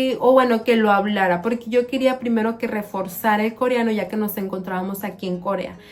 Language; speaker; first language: Spanish; native; Spanish